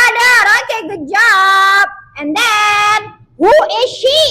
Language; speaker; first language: English; non-native, fluent; Indonesian